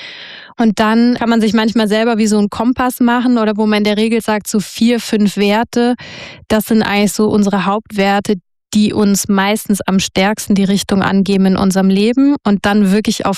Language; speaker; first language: German; native; German